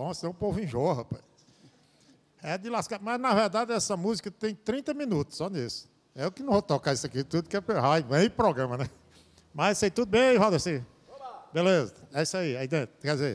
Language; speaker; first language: Portuguese; native; Portuguese